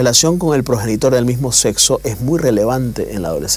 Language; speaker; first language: Spanish; native; Spanish